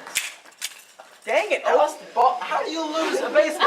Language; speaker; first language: English; native; English